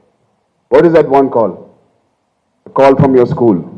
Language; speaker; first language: English; non-native, local second language; Telugu